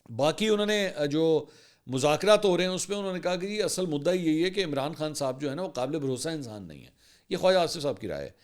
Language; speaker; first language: Urdu; native; Urdu